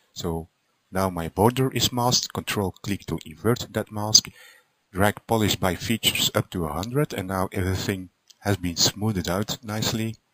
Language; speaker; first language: English; non-native, fluent; Dutch